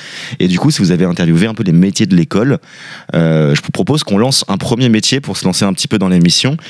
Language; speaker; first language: French; native; French